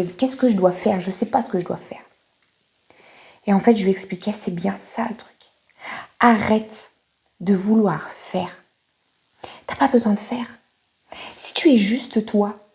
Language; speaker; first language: French; native; French